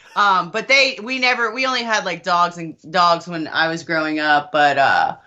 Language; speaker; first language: English; native; English